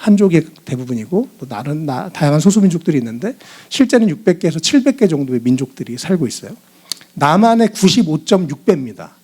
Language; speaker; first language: Korean; native; Korean